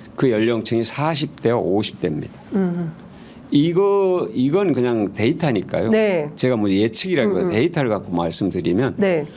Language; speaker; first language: Korean; native; Korean